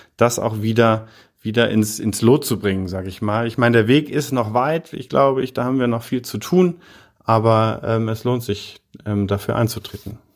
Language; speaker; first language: German; native; German